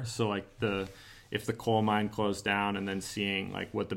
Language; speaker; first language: English; native; English